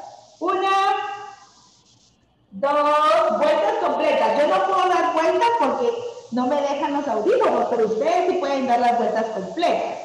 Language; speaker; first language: Spanish; native; Spanish